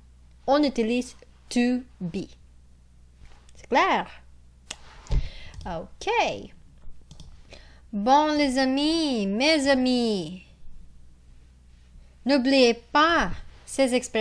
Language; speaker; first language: French; non-native, fluent; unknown